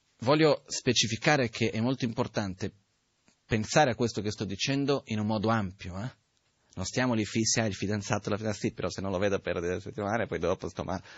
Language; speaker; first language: Italian; non-native, fluent; Portuguese